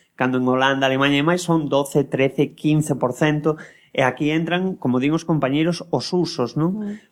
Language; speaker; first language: Galician; non-native, local second language; Spanish